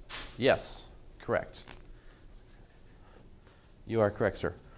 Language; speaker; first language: English; native; English